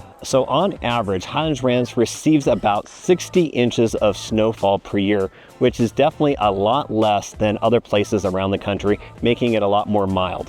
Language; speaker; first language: English; native; English